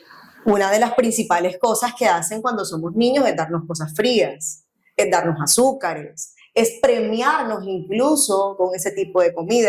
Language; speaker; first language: Spanish; native; Spanish